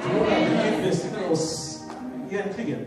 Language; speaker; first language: Swedish; non-native, fluent; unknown